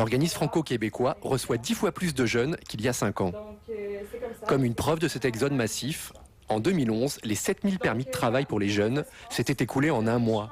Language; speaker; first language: French; native; French